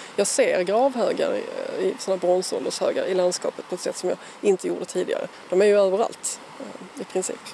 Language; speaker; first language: Swedish; native; Swedish